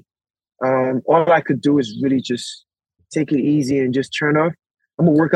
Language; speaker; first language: English; non-native, local second language; Yoruba